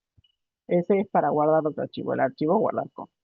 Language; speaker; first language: Spanish; native; Spanish